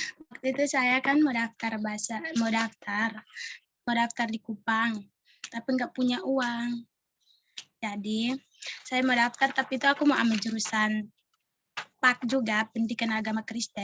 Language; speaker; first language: Indonesian; non-native, local second language; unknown